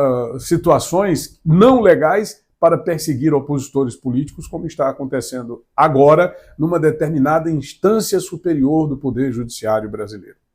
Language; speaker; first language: Portuguese; native; Portuguese